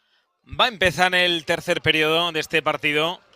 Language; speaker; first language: Spanish; native; Spanish